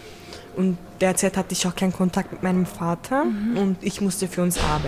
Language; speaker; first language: German; early bilingual, other home language; Turkish